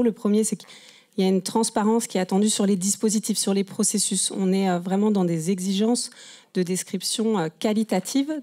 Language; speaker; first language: French; native; French